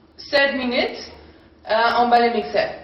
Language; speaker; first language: French; non-native, learner; Spanish